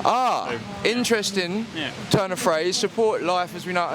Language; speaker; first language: English; native; English